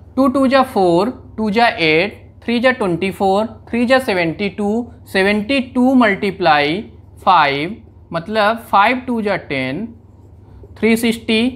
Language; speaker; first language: Hindi; native; Hindi